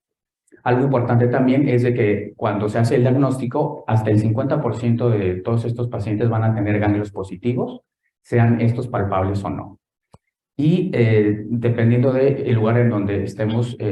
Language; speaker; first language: Spanish; native; Spanish